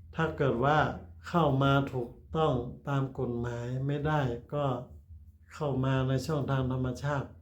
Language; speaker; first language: Thai; native; Thai